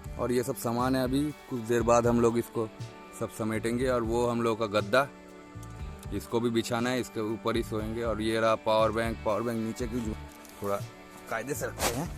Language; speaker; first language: Hindi; non-native, local second language; Bangla